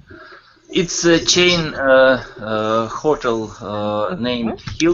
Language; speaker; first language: English; non-native, learner; Russian